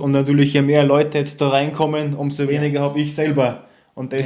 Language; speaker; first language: German; native; German